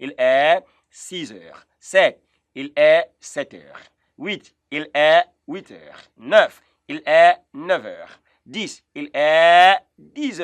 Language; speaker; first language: French; non-native, fluent; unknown